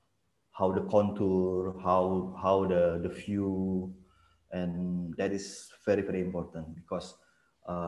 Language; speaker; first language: English; non-native, fluent; Indonesian